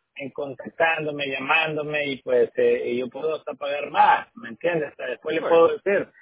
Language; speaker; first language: Spanish; native; Spanish